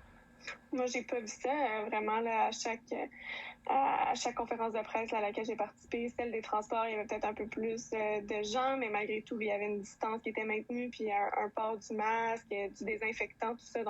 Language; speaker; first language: French; native; French